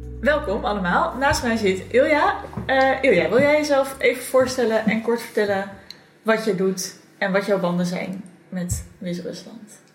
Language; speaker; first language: Dutch; native; Dutch